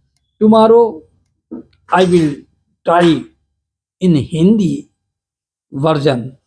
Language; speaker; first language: English; non-native, local second language; Hindi